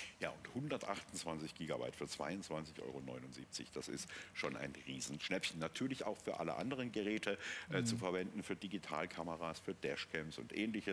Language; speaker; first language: German; native; German